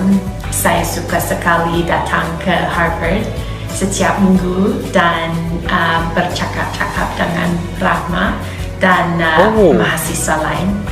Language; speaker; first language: Indonesian; non-native, learner; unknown